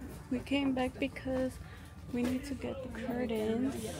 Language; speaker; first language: English; early bilingual, other home language; Spanish